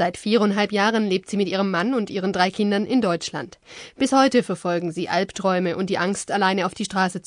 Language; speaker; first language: German; native; German